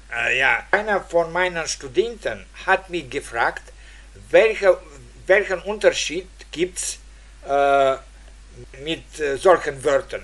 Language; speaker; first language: German; non-native, fluent; Russian